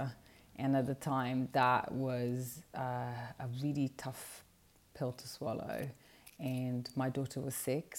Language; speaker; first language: English; non-native, fluent; Portuguese